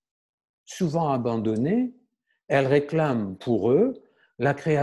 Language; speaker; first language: French; native; French